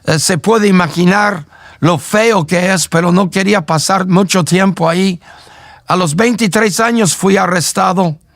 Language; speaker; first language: Spanish; non-native, fluent; English